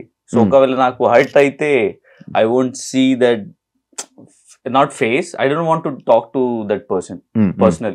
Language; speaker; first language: Telugu; non-native, learner; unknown